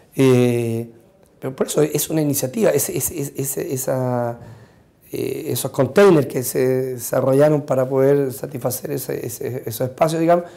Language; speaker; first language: Spanish; native; Spanish